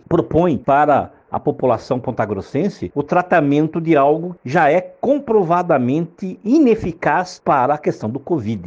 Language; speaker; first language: Portuguese; native; Portuguese